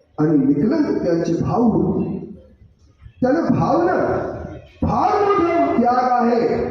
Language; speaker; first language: Hindi; native; Hindi